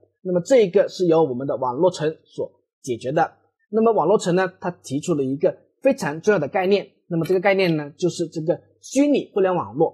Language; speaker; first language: Chinese; native; Chinese